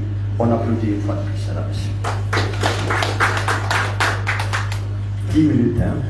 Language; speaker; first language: French; native; French